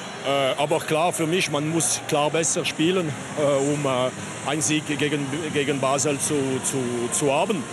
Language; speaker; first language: German; non-native, learner; French